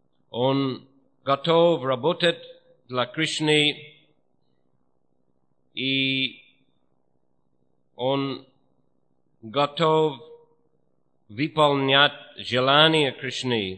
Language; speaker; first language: Russian; non-native, fluent; English